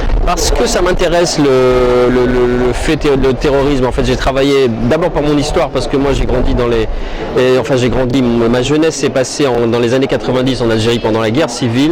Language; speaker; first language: French; non-native, local second language; Arabic